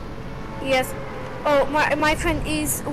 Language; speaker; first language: English; non-native, learner; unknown